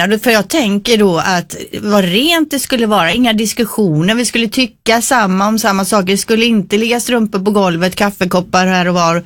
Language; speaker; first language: Swedish; native; Swedish